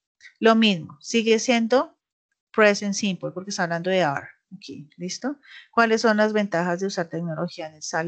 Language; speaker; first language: Spanish; native; Spanish